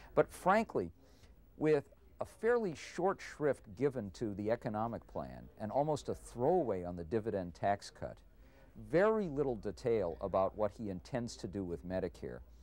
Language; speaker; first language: English; native; English